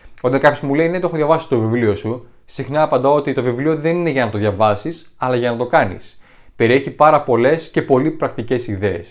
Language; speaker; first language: Greek; native; Greek